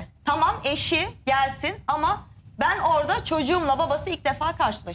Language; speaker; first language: Turkish; native; Turkish